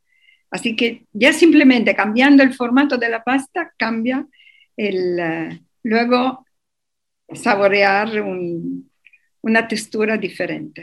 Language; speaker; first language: Spanish; non-native, fluent; Italian